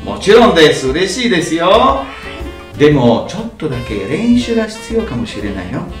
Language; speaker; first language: Japanese; non-native, fluent; Italian